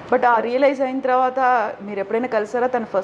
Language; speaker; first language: Telugu; native; Telugu